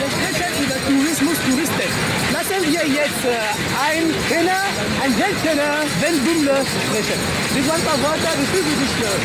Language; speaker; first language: German; non-native, fluent; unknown